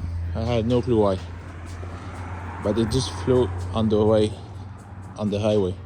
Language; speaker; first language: English; non-native, fluent; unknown